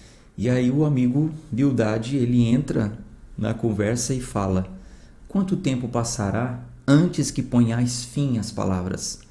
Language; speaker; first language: Portuguese; native; Portuguese